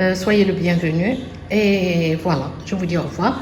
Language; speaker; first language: French; non-native, local second language; Arabic